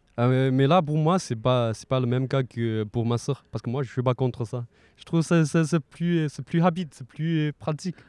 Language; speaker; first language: French; non-native, fluent; Chinese